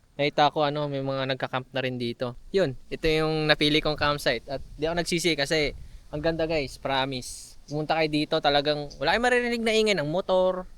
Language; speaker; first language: Filipino; non-native, local second language; Cebuano